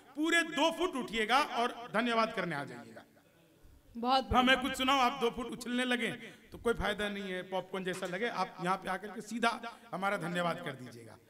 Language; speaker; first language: Hindi; native; Hindi